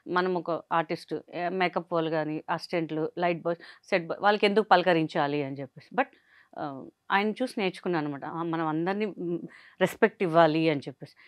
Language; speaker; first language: Telugu; non-native, local second language; Hindi